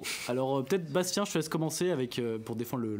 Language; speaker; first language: French; native; French